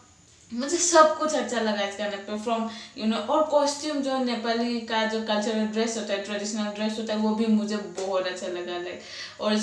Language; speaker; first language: Hindi; non-native, local second language; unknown